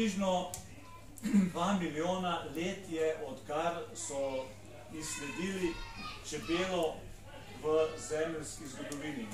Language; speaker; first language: Slovenian; native; Slovenian